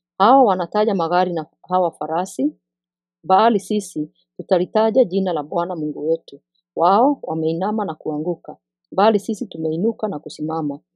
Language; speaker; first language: Swahili; non-native, local second language; Kikuyu